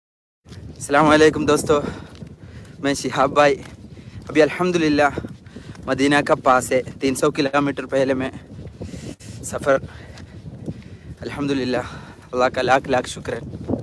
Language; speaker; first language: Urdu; non-native, learner; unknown